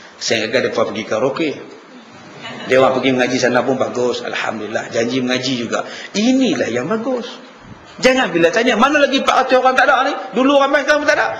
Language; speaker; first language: Malay; native; Malay